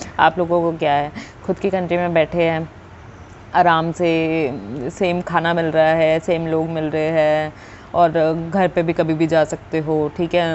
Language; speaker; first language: Hindi; native; Hindi